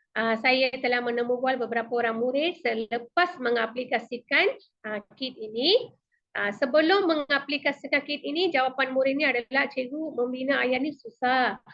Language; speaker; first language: Malay; non-native, local second language; Tamil